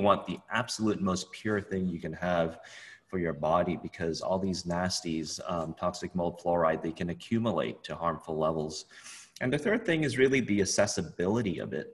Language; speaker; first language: English; non-native, local second language; Cantonese